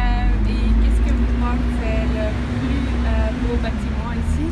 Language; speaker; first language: French; non-native, learner; Dutch